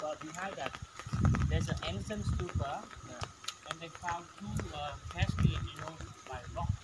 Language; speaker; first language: English; non-native, learner; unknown